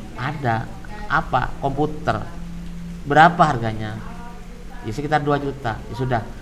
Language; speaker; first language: Indonesian; non-native, local second language; Madurese